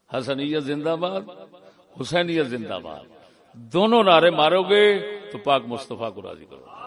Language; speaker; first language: Urdu; non-native, local second language; Punjabi